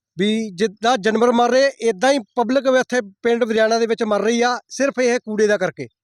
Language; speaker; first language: Punjabi; native; Punjabi